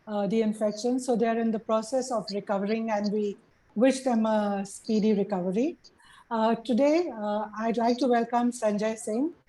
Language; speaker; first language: English; non-native, local second language; Hindi